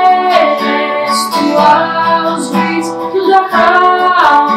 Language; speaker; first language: Greek; early bilingual, heritage; Greek